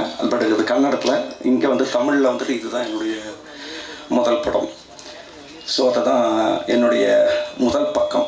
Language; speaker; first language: Tamil; native; Tamil